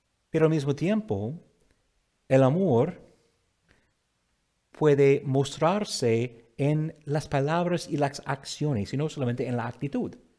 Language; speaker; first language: Spanish; non-native, fluent; English